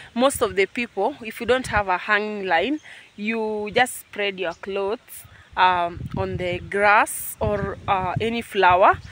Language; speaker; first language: English; non-native, local second language; Luo (Kenya and Tanzania)